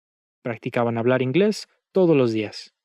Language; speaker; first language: Spanish; native; Spanish